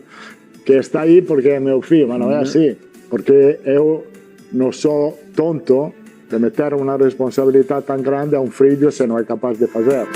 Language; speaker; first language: Portuguese; non-native, learner; Italian